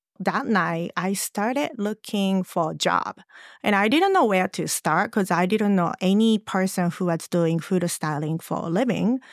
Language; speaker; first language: English; non-native, fluent; Japanese